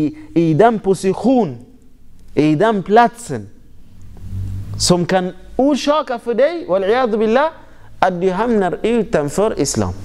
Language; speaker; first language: Swedish; non-native, fluent; Arabic